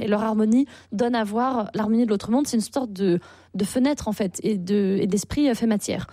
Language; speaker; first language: French; native; French